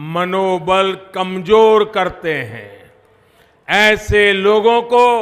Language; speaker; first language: Hindi; non-native, local second language; Gujarati